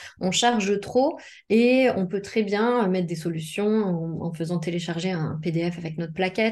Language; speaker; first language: French; native; French